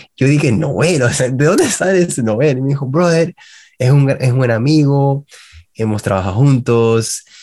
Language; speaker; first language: Spanish; early bilingual, heritage; Spanish